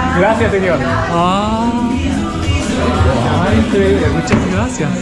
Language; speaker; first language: Spanish; non-native, learner; Japanese